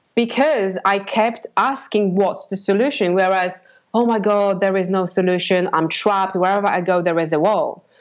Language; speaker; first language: English; non-native, fluent; Polish